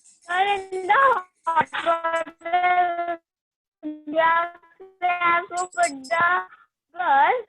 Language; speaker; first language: English; non-native, learner; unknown